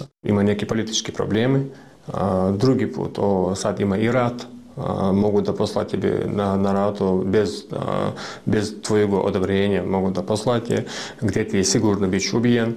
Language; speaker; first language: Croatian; non-native, learner; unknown